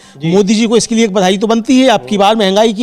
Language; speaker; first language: Hindi; native; Hindi